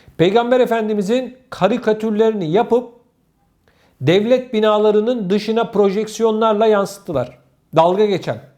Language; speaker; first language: Turkish; native; Turkish